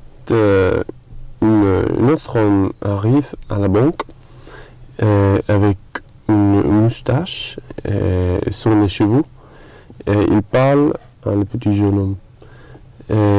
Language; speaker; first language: French; non-native, learner; English